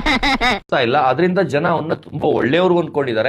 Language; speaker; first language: Kannada; native; Kannada